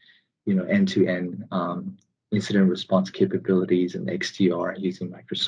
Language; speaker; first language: English; non-native, fluent; Burmese